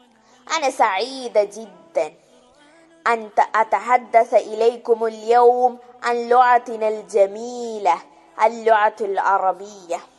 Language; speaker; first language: Arabic; non-native, learner; Malayalam